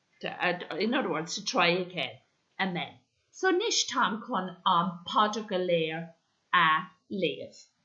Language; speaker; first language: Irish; non-native, local second language; English